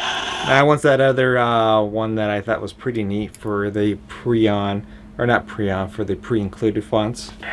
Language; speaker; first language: English; native; English